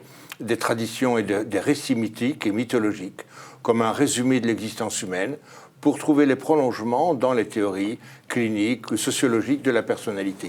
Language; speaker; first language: French; native; French